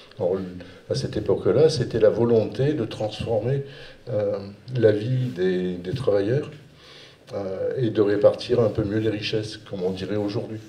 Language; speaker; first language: French; native; French